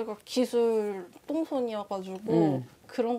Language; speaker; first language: Korean; native; Korean